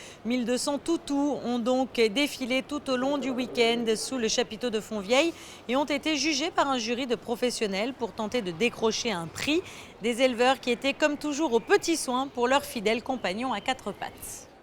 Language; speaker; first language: French; native; French